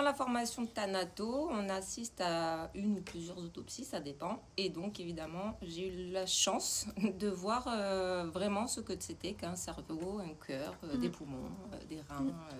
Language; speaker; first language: French; native; French